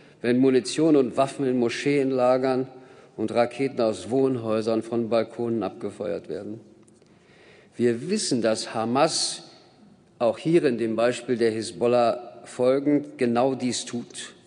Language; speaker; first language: German; native; German